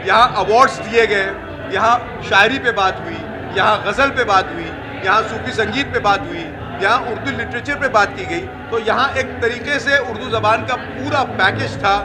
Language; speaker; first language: Hindi; native; Hindi